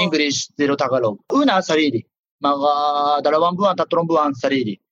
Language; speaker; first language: Filipino; non-native, learner; Japanese